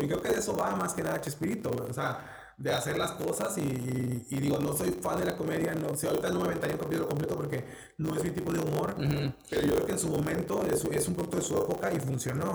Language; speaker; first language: Spanish; native; Spanish